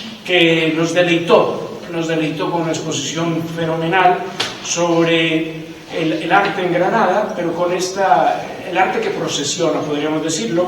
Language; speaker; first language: Spanish; native; Spanish